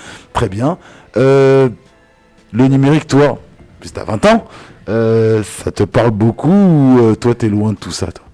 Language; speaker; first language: French; native; French